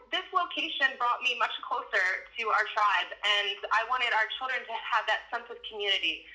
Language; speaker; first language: English; native; English